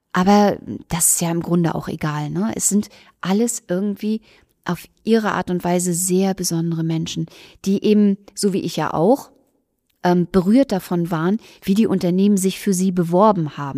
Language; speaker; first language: German; native; German